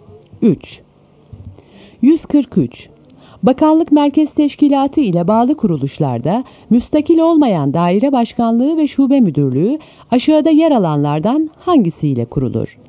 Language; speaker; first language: Turkish; native; Turkish